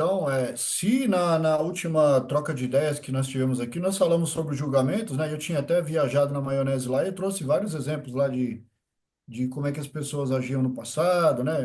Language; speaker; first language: Portuguese; native; Portuguese